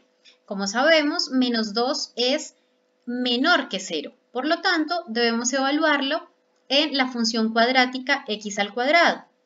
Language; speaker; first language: Spanish; native; Spanish